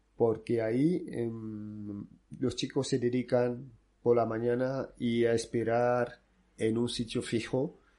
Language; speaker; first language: Spanish; non-native, fluent; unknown